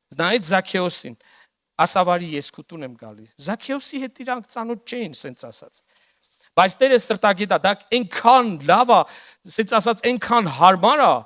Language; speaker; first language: Armenian; native; Armenian